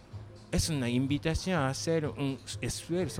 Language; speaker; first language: Spanish; non-native, learner; Japanese